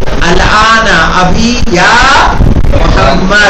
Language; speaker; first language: Arabic; non-native, fluent; Urdu